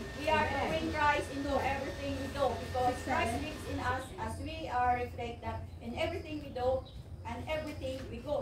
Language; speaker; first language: English; non-native, local second language; Filipino